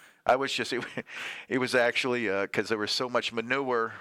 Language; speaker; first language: English; native; English